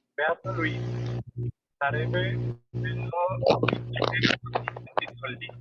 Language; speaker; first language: Italian; non-native, learner; Spanish